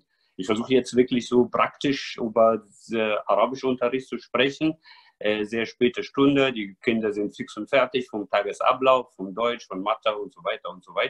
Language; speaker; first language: German; non-native, fluent; Arabic